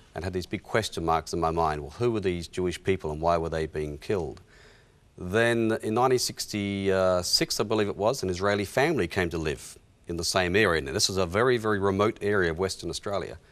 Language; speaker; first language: English; native; English